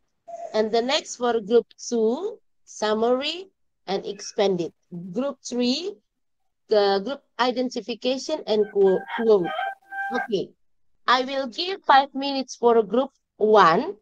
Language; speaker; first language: English; non-native, learner; Indonesian